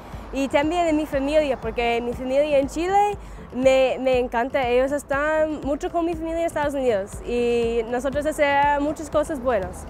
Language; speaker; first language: Spanish; non-native, learner; English